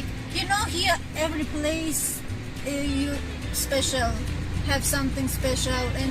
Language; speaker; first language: English; non-native, learner; Tajik